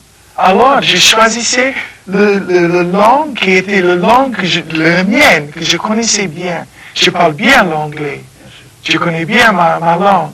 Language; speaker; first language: French; non-native, fluent; English